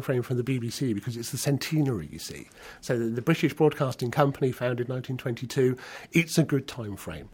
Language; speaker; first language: English; native; English